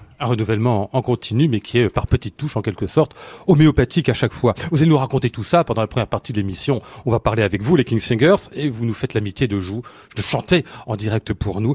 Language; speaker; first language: French; native; French